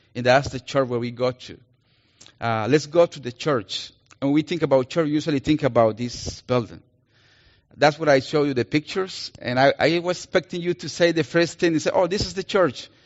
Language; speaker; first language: English; non-native, fluent; Spanish